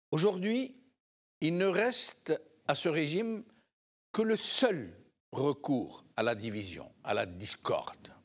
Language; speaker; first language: French; non-native, local second language; Arabic